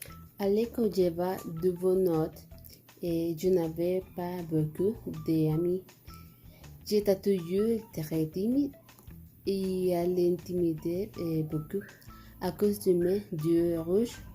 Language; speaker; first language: French; non-native, learner; Spanish